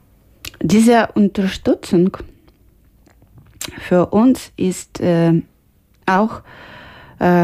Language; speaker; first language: German; non-native, learner; Ukrainian